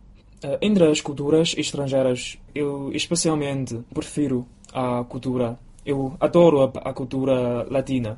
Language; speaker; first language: Portuguese; non-native, fluent; Chinese